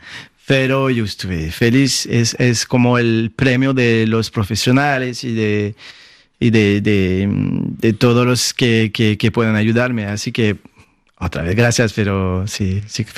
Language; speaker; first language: Spanish; non-native, fluent; French